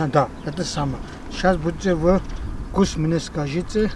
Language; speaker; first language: Russian; non-native, local second language; Armenian